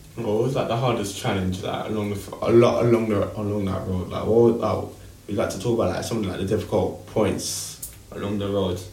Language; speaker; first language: English; early bilingual, other home language; Krio